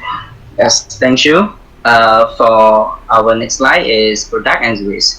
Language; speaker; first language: English; non-native, learner; Khmer